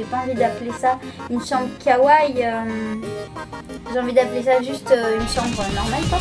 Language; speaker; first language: French; native; French